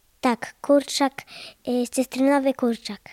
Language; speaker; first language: Polish; early bilingual, heritage; Polish